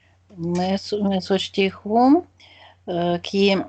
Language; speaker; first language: Hindi; non-native, learner; Russian